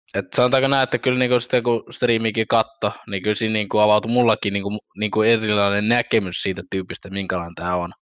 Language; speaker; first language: Finnish; early bilingual, other home language; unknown